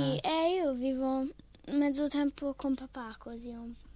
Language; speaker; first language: Italian; early bilingual, heritage; Italian